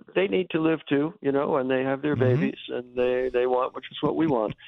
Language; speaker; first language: English; native; English